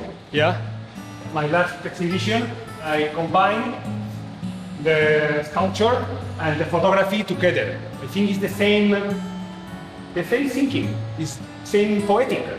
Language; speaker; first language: English; non-native, learner; Spanish